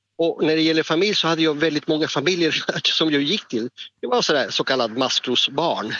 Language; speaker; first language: Swedish; non-native, fluent; Spanish